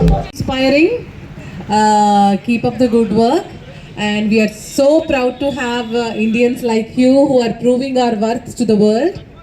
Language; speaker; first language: English; non-native, local second language; Telugu